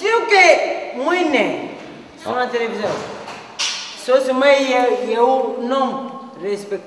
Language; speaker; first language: Romanian; non-native, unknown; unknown